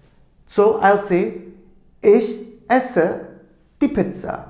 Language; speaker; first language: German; non-native, fluent; Turkish